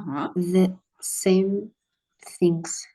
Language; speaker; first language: English; non-native, learner; Russian